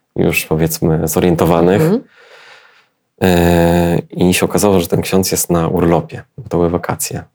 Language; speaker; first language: Polish; native; Polish